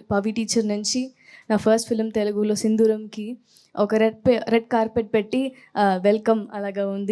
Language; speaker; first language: Telugu; non-native, fluent; Tamil